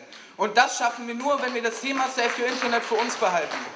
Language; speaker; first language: German; native; German